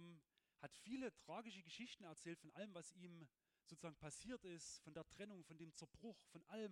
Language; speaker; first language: German; native; German